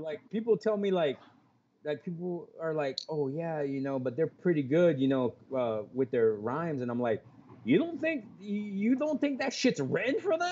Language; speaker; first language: English; native; English